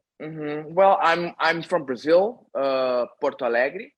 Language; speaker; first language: English; non-native, fluent; Portuguese